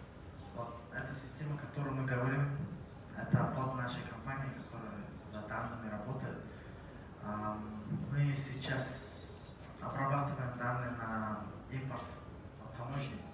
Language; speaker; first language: Russian; non-native, learner; Mongolian